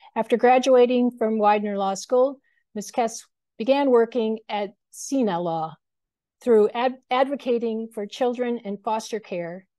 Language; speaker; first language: English; native; English